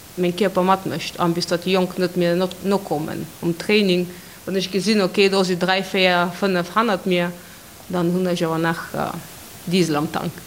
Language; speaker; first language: Luxembourgish; non-native, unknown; Bulgarian